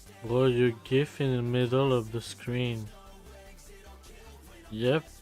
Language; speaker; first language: English; non-native, learner; French